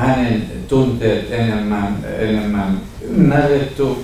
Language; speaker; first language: Finnish; non-native, fluent; Kurdish